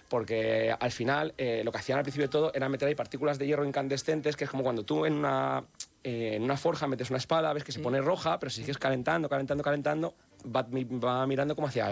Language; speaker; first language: Spanish; native; Spanish